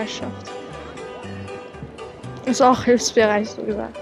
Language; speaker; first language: German; non-native, learner; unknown